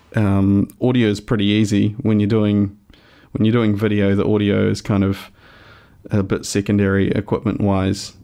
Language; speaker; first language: English; native; English